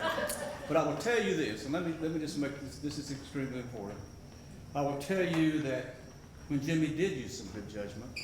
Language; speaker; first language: English; native; English